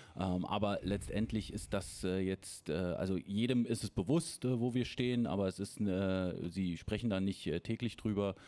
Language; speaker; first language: German; native; German